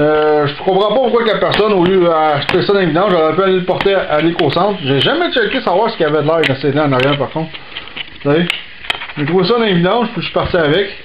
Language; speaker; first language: French; native; French